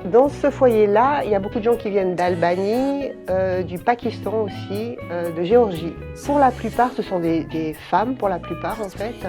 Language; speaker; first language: French; native; French